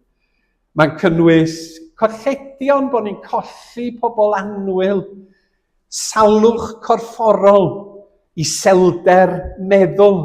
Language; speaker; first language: Welsh; native; Welsh